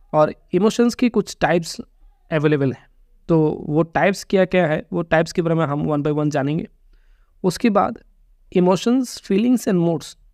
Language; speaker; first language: Hindi; non-native, local second language; Bangla